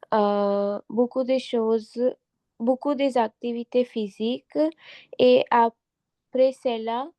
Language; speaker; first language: French; non-native, learner; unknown